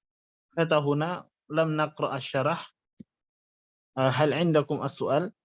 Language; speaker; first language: Arabic; non-native, fluent; Indonesian